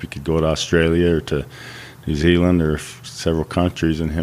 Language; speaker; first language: English; native; English